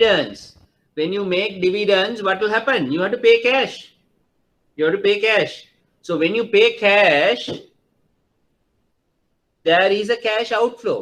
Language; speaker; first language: English; non-native, local second language; Sinhala